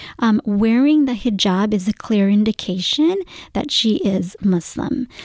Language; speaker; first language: English; early bilingual, other home language; Gujarati